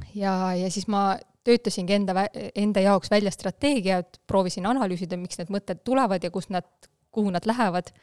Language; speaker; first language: Estonian; non-native, local second language; Russian